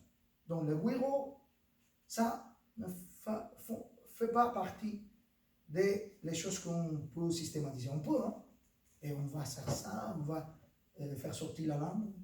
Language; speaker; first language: French; non-native, fluent; Spanish